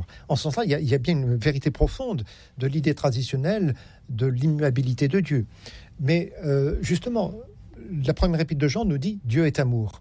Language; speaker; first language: French; native; French